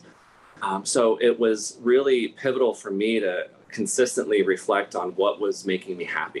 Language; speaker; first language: English; native; English